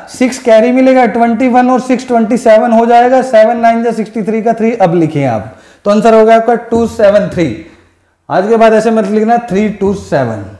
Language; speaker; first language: Hindi; non-native, local second language; Punjabi